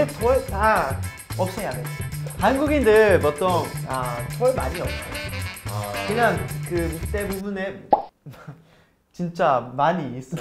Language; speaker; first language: Korean; non-native, learner; Portuguese